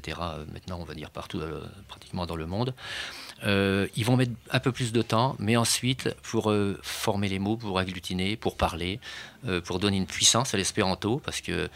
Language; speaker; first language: French; native; French